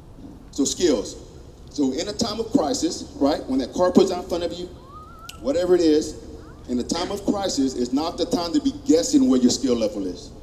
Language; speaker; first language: English; native; English